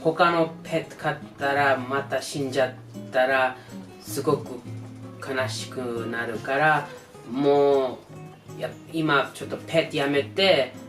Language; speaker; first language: Japanese; non-native, learner; English